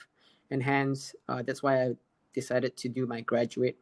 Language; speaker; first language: English; native; English